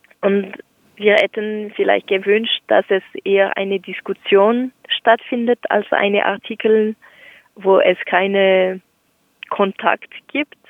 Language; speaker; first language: German; non-native, local second language; French